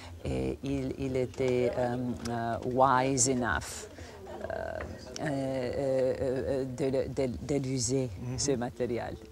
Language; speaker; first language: French; non-native, fluent; Croatian